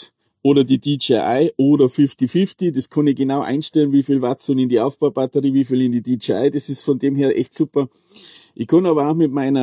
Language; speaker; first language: German; native; German